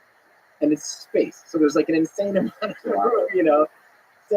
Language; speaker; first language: English; native; English